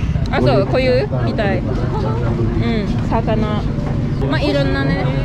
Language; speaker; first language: Japanese; non-native, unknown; Malay